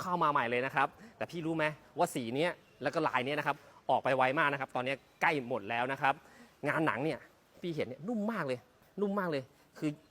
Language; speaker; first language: Thai; native; Thai